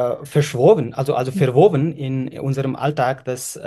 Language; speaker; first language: German; non-native, fluent; Nepali